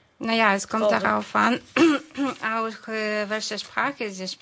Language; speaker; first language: German; non-native, learner; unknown